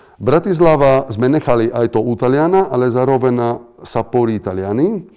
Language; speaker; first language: Slovak; non-native, fluent; Italian